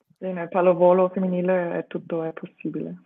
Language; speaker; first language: Italian; non-native, fluent; German